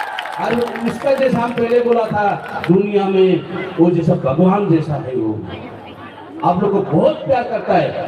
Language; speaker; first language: Hindi; non-native, local second language; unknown